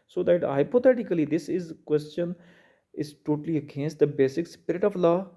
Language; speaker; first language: English; non-native, local second language; Urdu